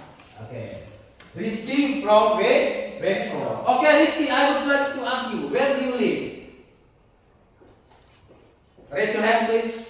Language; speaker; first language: English; non-native, learner; Indonesian